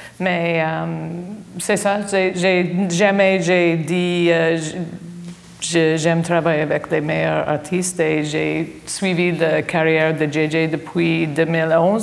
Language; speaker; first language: French; non-native, fluent; English